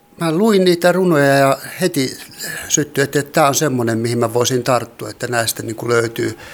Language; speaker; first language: Finnish; native; Finnish